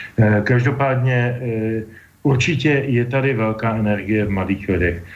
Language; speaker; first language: Czech; native; Czech